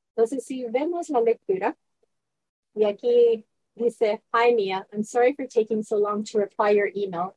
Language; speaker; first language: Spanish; early bilingual, heritage; Spanish